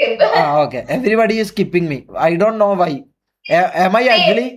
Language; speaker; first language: English; non-native, learner; Malayalam